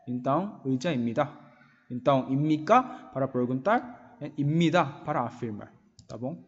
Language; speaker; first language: Portuguese; non-native, learner; Korean